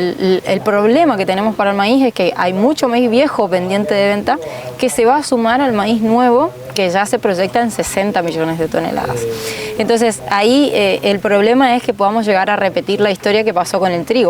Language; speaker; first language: Spanish; native; Spanish